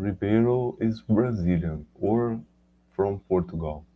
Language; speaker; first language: English; non-native, learner; Portuguese